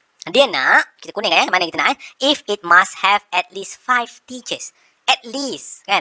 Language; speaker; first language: English; non-native, local second language; Malay